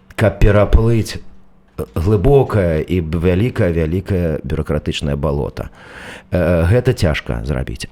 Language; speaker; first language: Belarusian; non-native, local second language; Russian